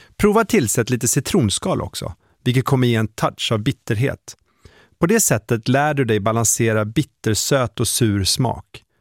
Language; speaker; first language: Swedish; native; Swedish